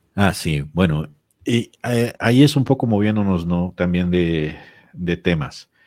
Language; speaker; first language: Spanish; native; Spanish